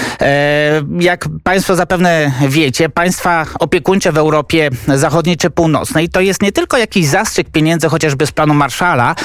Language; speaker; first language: Polish; native; Polish